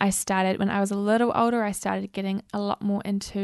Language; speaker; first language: English; native; English